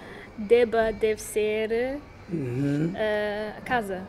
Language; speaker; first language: Portuguese; non-native, fluent; English